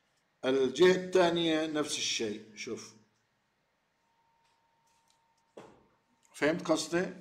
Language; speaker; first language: Arabic; non-native, learner; Turkish